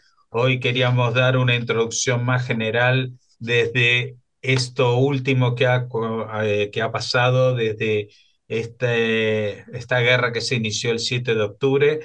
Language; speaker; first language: Spanish; native; Spanish